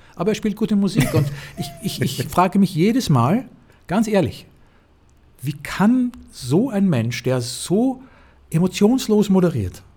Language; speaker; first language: German; native; German